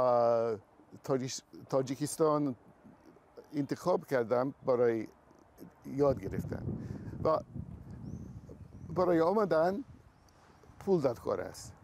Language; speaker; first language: Persian; non-native, learner; English